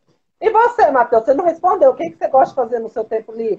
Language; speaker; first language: Portuguese; native; Portuguese